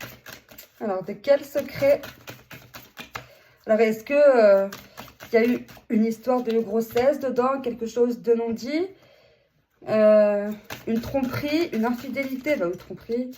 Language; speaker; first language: French; native; French